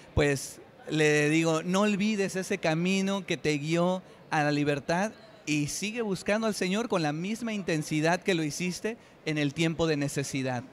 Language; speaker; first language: Spanish; native; Spanish